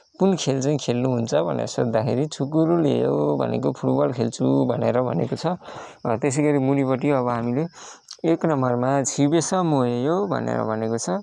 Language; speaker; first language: Nepali; native; Nepali